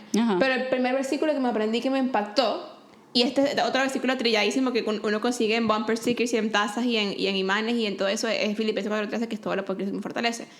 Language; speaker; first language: Spanish; native; Spanish